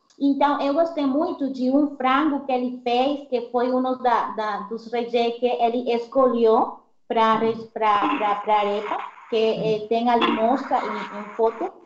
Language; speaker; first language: Portuguese; non-native, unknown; Spanish